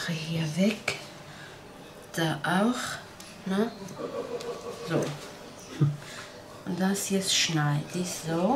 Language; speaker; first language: German; non-native, learner; Turkish